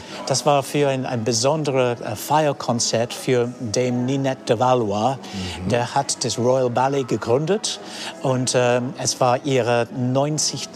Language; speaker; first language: German; non-native, fluent; English